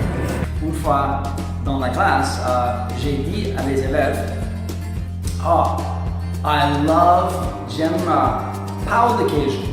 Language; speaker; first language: French; non-native, fluent; English